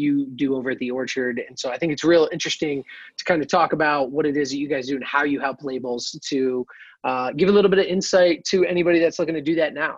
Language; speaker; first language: English; native; English